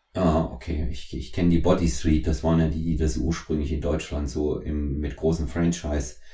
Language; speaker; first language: German; native; German